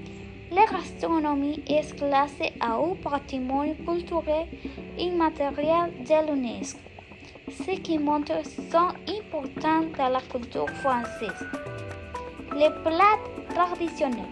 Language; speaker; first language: French; non-native, learner; Spanish